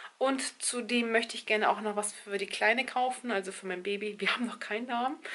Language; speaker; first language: German; early bilingual, other home language; Turkish